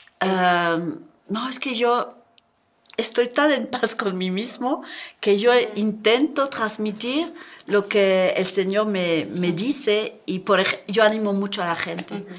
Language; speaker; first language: Spanish; non-native, learner; French